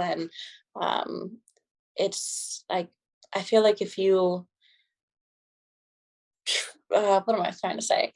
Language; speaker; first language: English; native; English